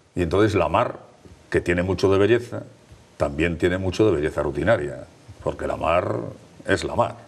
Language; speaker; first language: Spanish; native; Spanish